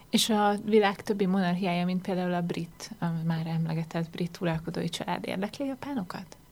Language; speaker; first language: Hungarian; native; Hungarian